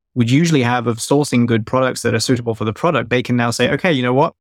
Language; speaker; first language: English; native; English